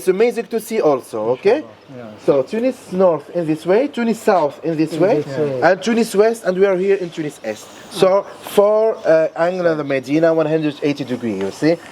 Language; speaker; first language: English; non-native, learner; Arabic